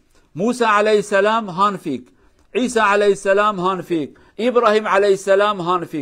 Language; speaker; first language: Norwegian; non-native, learner; Kurdish